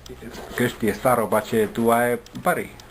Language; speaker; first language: Bulgarian; non-native, learner; Finnish